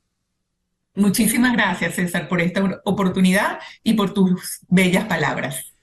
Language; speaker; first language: Spanish; native; Spanish